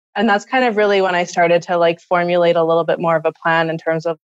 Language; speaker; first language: English; native; English